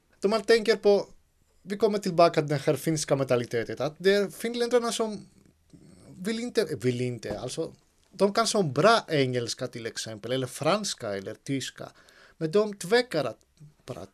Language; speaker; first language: Swedish; non-native, fluent; Greek